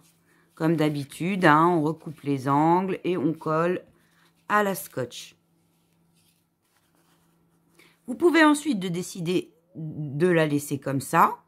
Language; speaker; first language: French; native; French